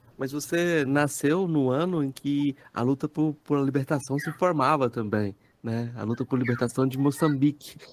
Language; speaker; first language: Portuguese; native; Portuguese